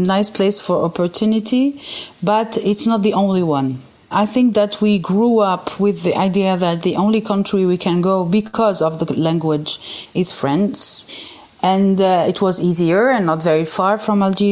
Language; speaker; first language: English; non-native, fluent; Arabic